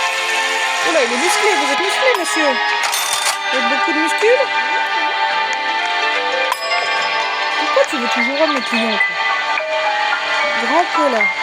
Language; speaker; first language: French; native; French